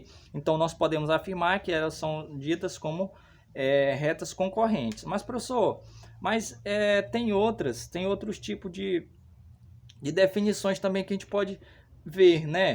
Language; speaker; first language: Portuguese; native; Portuguese